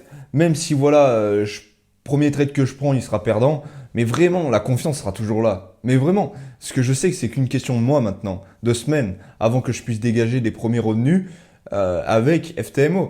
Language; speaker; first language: French; native; French